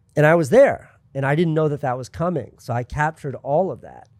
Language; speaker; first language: English; native; English